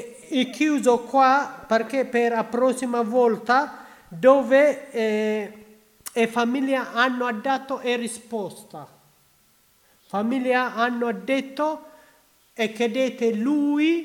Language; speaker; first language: Italian; non-native, learner; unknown